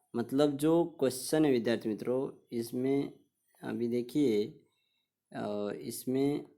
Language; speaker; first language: Hindi; non-native, local second language; Marathi